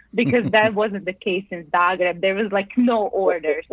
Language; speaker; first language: English; non-native, fluent; Croatian